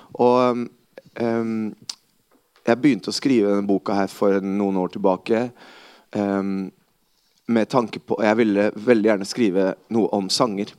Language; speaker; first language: Norwegian; early bilingual, other home language; Spanish